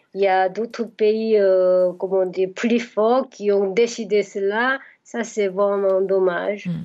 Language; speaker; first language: French; non-native, fluent; Korean